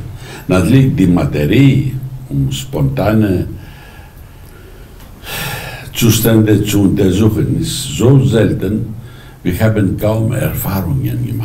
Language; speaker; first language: German; non-native, fluent; Greek